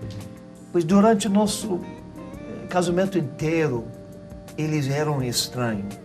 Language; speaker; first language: Portuguese; non-native, learner; English